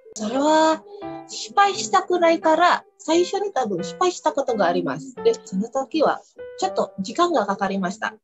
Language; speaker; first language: Japanese; non-native, learner; Indonesian